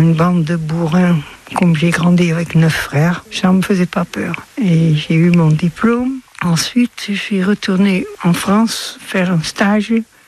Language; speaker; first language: French; non-native, fluent; Dutch